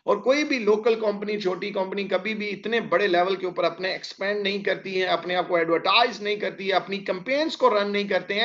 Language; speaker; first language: Hindi; native; Hindi